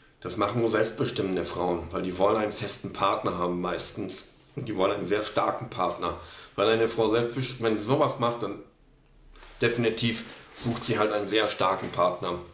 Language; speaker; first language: German; non-native, fluent; Polish